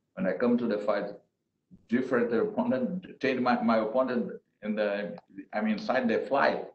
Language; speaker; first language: English; non-native, learner; Portuguese